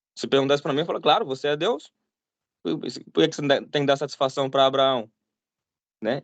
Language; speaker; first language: Portuguese; native; Portuguese